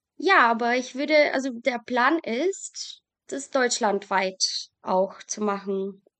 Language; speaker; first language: German; non-native, fluent; Bulgarian